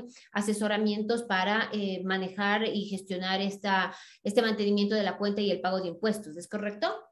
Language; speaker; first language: Spanish; native; Spanish